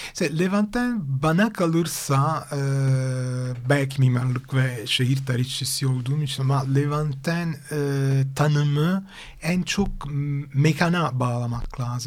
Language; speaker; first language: Turkish; non-native, fluent; Italian